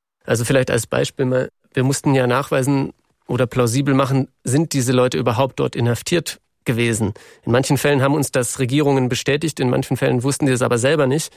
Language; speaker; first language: German; native; German